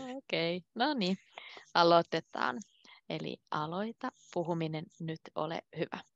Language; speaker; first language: Finnish; native; Finnish